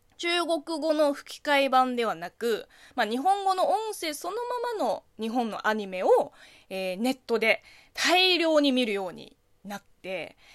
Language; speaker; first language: Japanese; non-native, fluent; Chinese